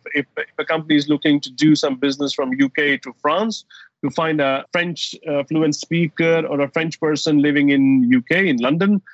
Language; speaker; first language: English; non-native, fluent; Arabic